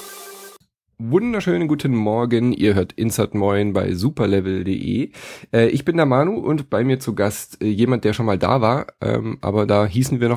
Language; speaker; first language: German; native; German